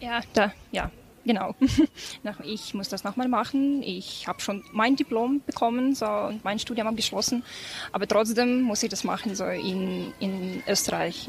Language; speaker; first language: German; non-native, fluent; Ukrainian